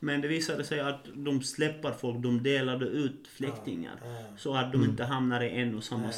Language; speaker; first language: Swedish; non-native, fluent; Arabic